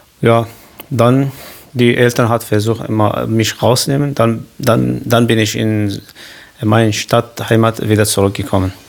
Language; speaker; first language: German; non-native, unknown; Kurdish